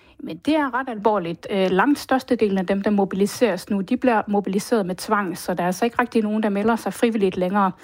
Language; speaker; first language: Danish; native; Danish